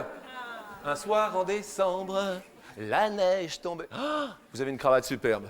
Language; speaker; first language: French; native; French